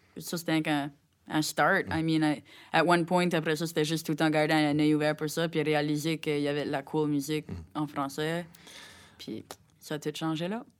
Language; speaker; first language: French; native; French